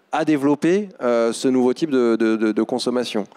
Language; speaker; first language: French; native; French